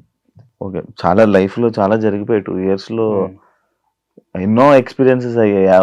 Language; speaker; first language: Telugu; non-native, learner; Hindi